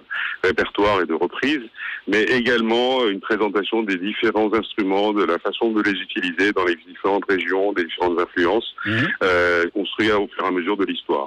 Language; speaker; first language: French; native; French